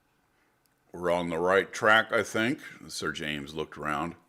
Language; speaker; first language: English; native; English